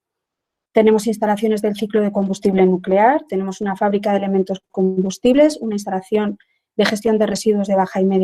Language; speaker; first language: Spanish; native; Spanish